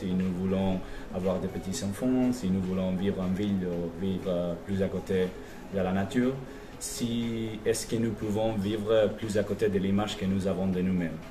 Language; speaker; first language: French; non-native, fluent; Spanish